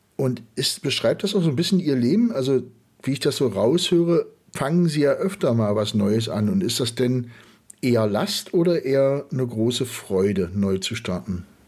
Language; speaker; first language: German; native; German